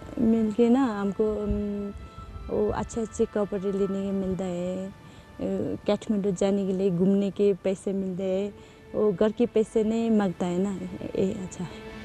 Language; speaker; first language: Hindi; non-native, learner; Nepali